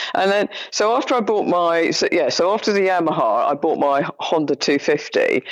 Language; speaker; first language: English; native; English